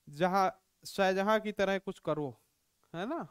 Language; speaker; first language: Hindi; native; Hindi